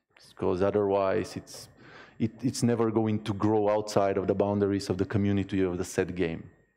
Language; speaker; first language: English; non-native, fluent; Bulgarian